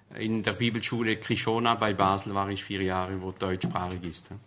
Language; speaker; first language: German; non-native, local second language; French